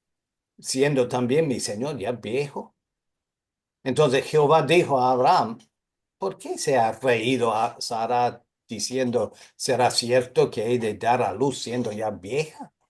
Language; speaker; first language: Spanish; non-native, fluent; English